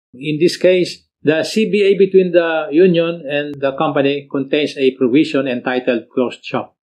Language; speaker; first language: English; non-native, local second language; Filipino